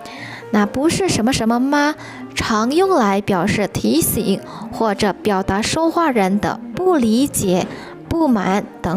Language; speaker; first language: Chinese; non-native, fluent; Indonesian